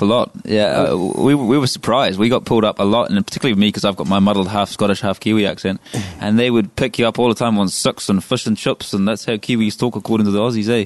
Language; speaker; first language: English; native; English